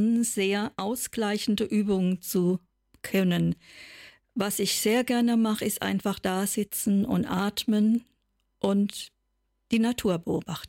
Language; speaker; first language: German; native; German